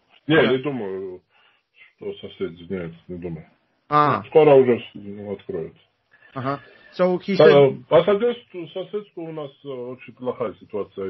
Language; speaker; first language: Russian; non-native, fluent; Georgian